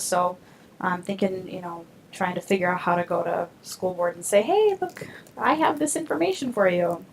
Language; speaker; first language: English; native; English